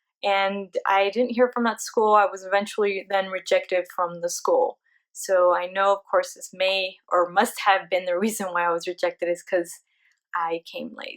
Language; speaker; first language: English; early bilingual, other home language; Spanish